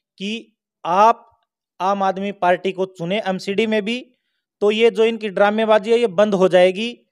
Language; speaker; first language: Hindi; native; Hindi